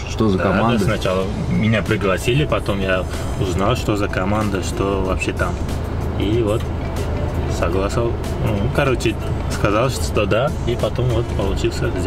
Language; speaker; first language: Russian; non-native, learner; Uzbek